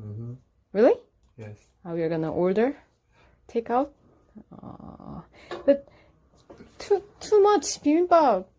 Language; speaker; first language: English; non-native, learner; Korean